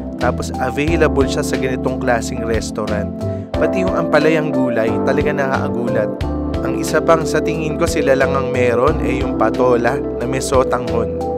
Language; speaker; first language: Filipino; native; Filipino